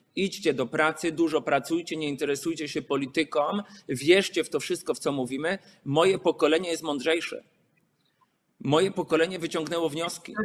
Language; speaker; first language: Polish; native; Polish